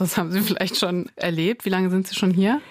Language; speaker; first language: German; native; German